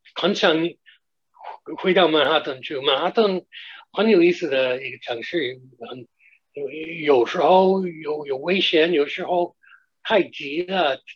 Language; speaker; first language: Chinese; non-native, fluent; English